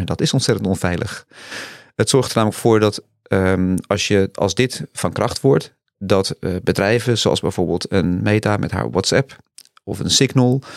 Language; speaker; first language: Dutch; native; Dutch